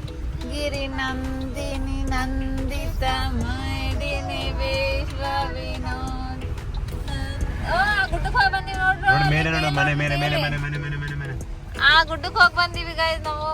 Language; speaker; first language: Kannada; native; Kannada